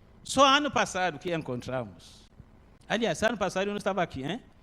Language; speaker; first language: Portuguese; non-native, learner; Arabic